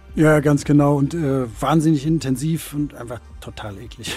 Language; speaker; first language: German; native; German